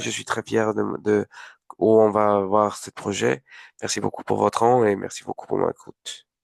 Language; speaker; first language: French; non-native, learner; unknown